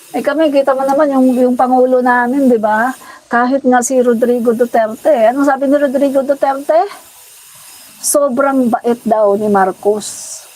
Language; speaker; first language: Filipino; non-native, local second language; Cebuano